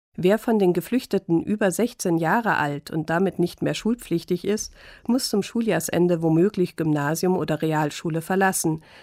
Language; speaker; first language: German; native; German